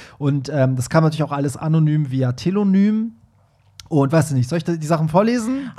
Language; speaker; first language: German; early bilingual, other home language; Persian